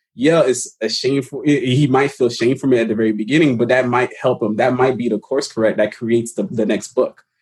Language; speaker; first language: English; early bilingual, other home language; Haitian Creole